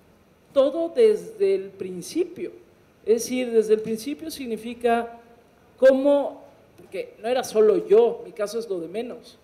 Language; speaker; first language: Spanish; native; Spanish